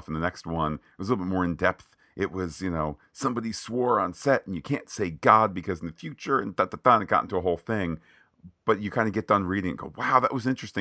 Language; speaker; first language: English; native; English